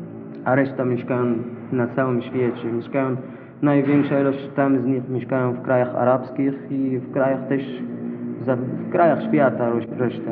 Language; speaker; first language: Polish; non-native, fluent; Arabic